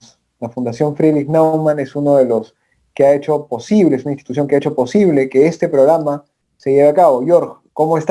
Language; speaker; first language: Spanish; native; Spanish